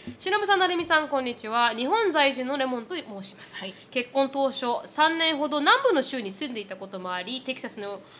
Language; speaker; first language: Japanese; native; Japanese